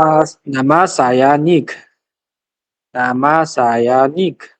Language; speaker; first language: Indonesian; non-native, learner; Chinese